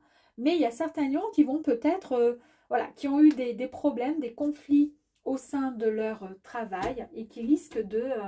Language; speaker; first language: French; native; French